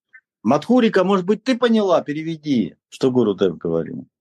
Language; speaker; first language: Russian; native; Russian